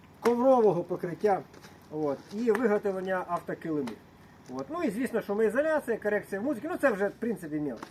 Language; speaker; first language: Ukrainian; non-native, local second language; Russian